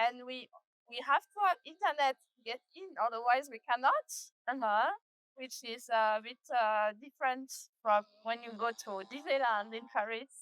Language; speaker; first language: English; non-native, learner; French